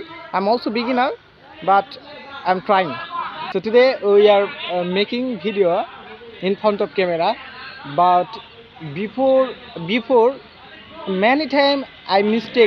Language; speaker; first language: English; non-native, learner; Bangla